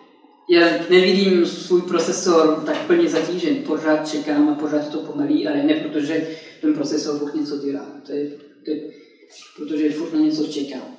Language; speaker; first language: Czech; non-native, fluent; French